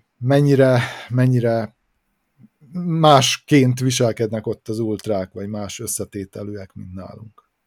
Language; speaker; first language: Hungarian; native; Hungarian